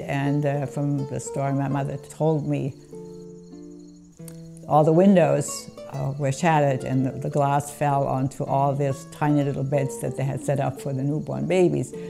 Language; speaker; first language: English; non-native, fluent; German